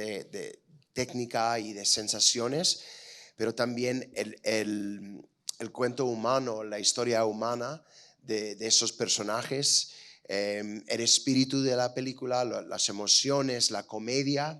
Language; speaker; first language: Spanish; non-native, fluent; English